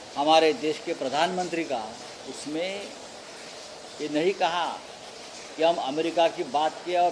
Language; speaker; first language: Hindi; non-native, local second language; Marathi